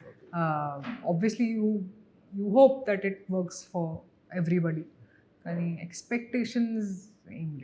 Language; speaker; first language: Telugu; non-native, local second language; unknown